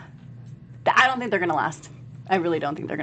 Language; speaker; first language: English; native; English